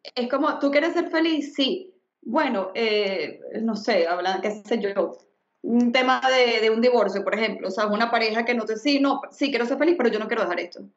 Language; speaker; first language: Spanish; native; Spanish